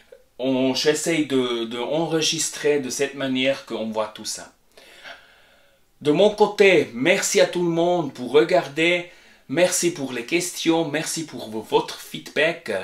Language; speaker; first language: French; non-native, fluent; Spanish